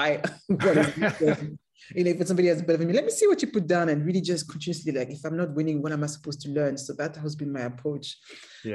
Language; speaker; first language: English; non-native, fluent; French